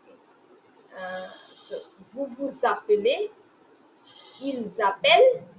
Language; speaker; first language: French; non-native, fluent; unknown